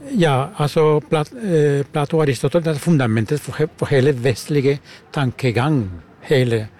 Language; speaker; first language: Norwegian; non-native, fluent; German